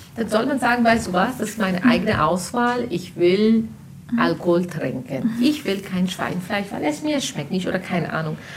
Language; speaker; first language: German; non-native, fluent; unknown